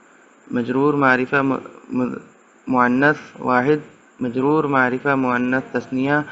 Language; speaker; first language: Arabic; non-native, learner; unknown